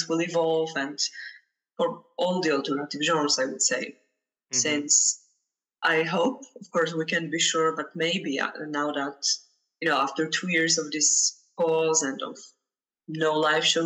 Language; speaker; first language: English; non-native, fluent; Polish